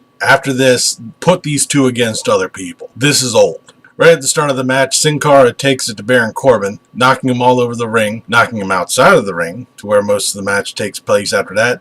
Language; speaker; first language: English; native; English